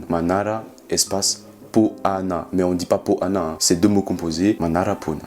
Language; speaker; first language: French; non-native, local second language; Malagasy